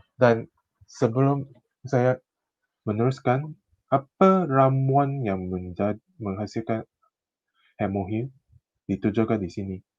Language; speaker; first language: Malay; non-native, local second language; Chinese